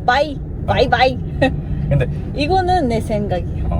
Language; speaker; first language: Korean; non-native, learner; Japanese